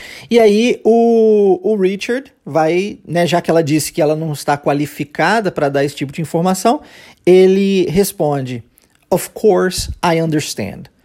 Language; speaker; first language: Portuguese; native; Portuguese